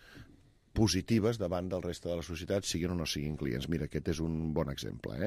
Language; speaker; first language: Catalan; native; Catalan